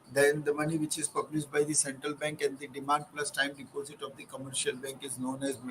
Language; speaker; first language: English; non-native, local second language; Gujarati